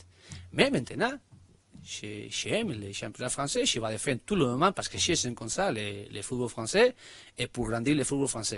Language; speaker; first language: French; non-native, learner; Spanish